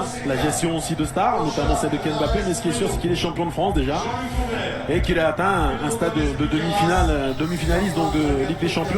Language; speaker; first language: French; native; French